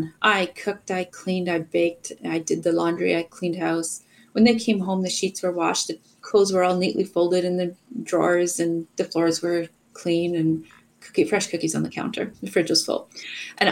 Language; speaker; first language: English; native; English